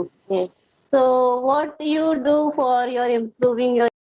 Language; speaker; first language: English; non-native, learner; Hindi